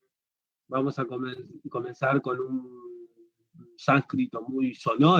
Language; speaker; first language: Spanish; native; Spanish